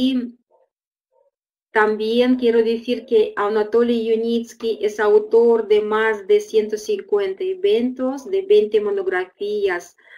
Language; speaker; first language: Spanish; non-native, fluent; Russian